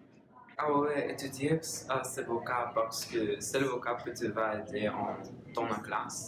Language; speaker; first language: French; non-native, learner; English